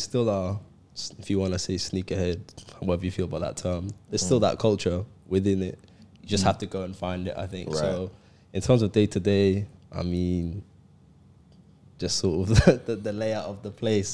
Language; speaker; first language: English; native; English